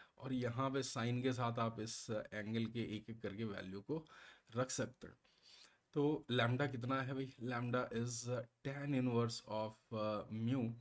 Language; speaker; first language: Hindi; native; Hindi